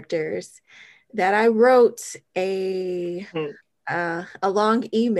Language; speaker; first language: English; native; English